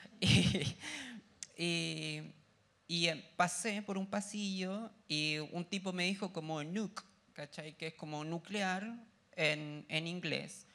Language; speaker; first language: Spanish; native; Spanish